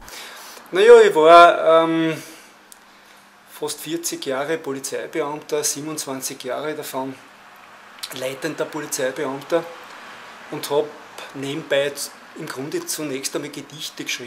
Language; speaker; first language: German; native; German